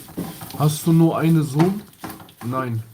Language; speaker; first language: German; early bilingual, other home language; Kurdish